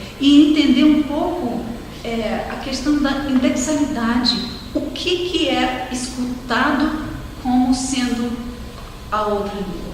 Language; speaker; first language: Portuguese; non-native, fluent; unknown